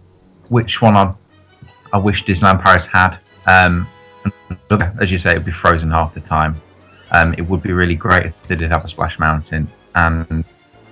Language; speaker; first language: English; native; English